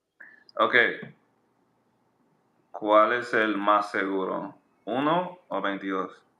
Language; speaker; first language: Spanish; non-native, learner; English